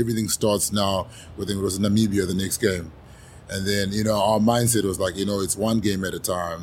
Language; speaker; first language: English; non-native, local second language; Shona